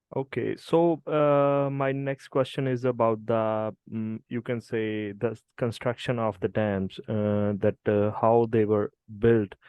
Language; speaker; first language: English; non-native, local second language; Punjabi